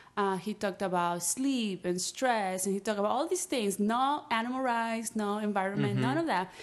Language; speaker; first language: English; non-native, fluent; Spanish